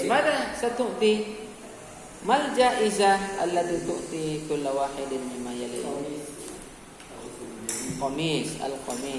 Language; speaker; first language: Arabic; non-native, fluent; Indonesian